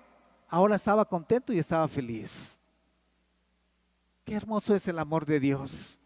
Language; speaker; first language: Spanish; native; Spanish